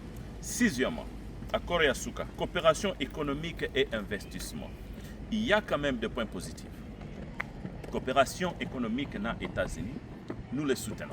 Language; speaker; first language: French; non-native, local second language; Lingala